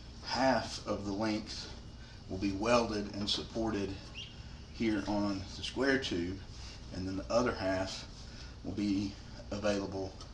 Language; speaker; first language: English; native; English